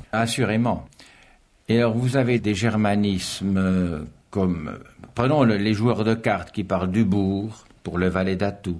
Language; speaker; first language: French; native; French